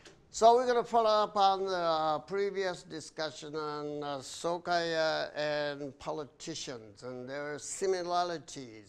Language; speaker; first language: English; non-native, fluent; Japanese